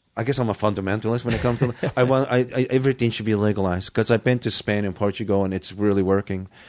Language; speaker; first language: English; early bilingual, other home language; Japanese